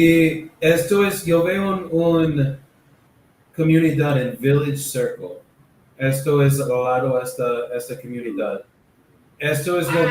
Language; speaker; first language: Spanish; non-native, learner; English